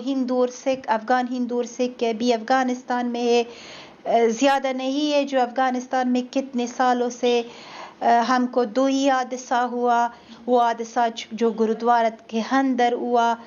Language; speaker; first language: Hindi; non-native, learner; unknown